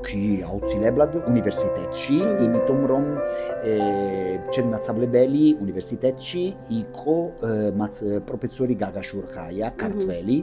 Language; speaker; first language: Georgian; non-native, learner; Italian